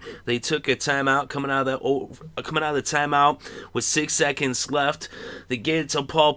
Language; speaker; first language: English; native; English